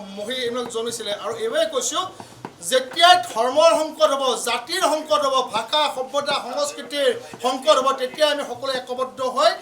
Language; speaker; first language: Assamese; native; Assamese